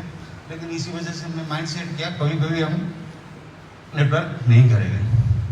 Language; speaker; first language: Hindi; non-native, local second language; Odia